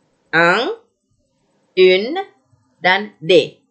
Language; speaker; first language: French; non-native, fluent; Indonesian